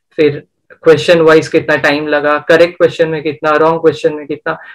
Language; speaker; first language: Hindi; non-native, local second language; Bangla